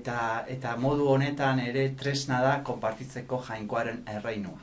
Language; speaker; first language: Basque; non-native, fluent; Spanish